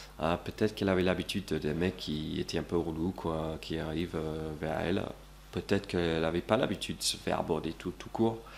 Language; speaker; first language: French; non-native, fluent; English